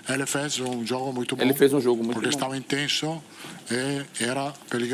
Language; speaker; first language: Portuguese; non-native, learner; Italian